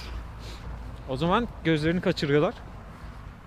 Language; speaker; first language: Turkish; native; Turkish